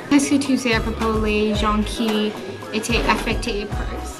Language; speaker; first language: French; non-native, learner; English